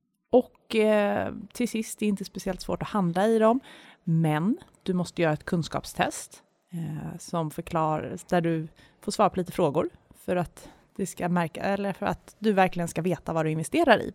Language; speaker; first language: Swedish; native; Swedish